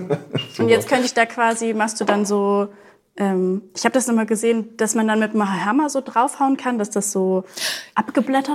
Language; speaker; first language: German; native; German